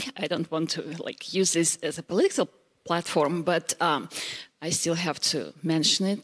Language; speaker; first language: English; non-native, fluent; Russian